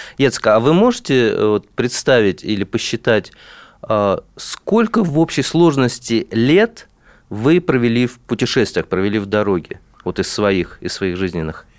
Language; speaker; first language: Russian; native; Russian